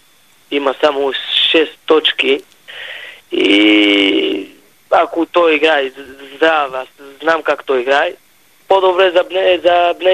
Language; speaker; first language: Bulgarian; non-native, learner; Hebrew